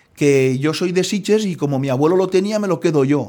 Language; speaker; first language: Spanish; non-native, local second language; Catalan